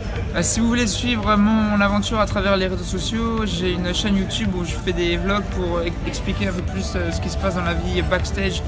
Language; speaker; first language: French; native; French